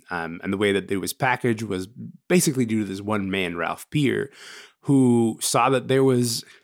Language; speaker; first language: English; early bilingual, other home language; Arabic